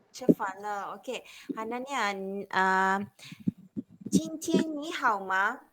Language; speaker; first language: Chinese; non-native, local second language; Malay